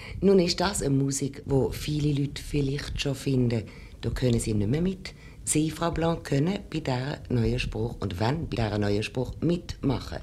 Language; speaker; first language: German; native; German